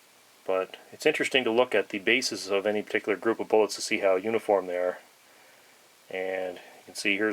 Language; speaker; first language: English; native; English